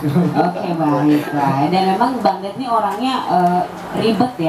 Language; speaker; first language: Indonesian; native; Indonesian